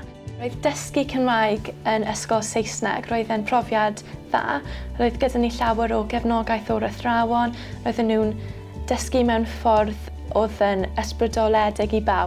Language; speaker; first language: Welsh; non-native, local second language; English